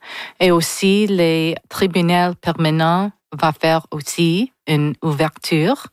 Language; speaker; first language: French; non-native, learner; English